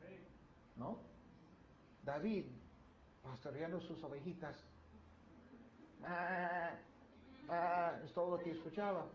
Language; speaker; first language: Spanish; non-native, fluent; English